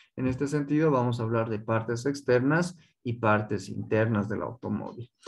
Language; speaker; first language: Spanish; non-native, local second language; Quechua